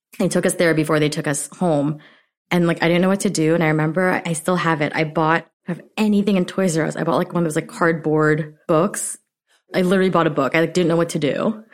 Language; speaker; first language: English; early bilingual, other home language; Filipino